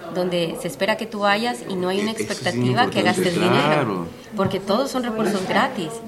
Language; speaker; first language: Spanish; native; Spanish